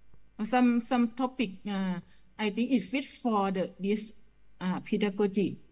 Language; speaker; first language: English; non-native, learner; Thai